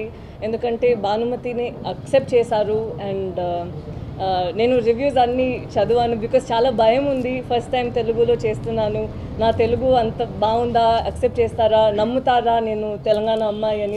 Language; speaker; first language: Telugu; non-native, learner; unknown